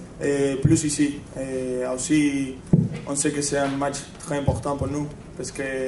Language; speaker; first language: French; non-native, fluent; Spanish